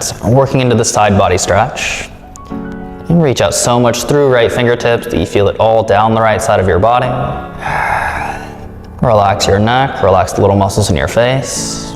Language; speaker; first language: English; native; English